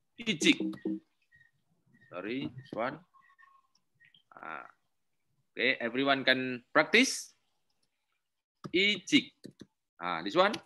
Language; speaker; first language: English; non-native, learner; Indonesian